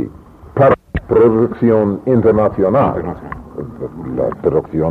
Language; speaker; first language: Spanish; non-native, learner; English